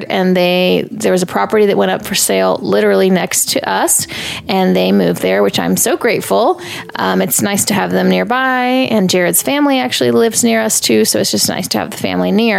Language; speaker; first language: English; native; English